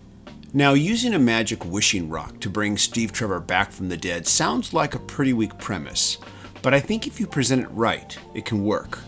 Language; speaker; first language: English; native; English